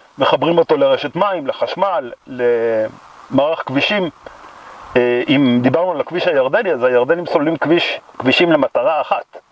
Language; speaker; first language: Hebrew; native; Hebrew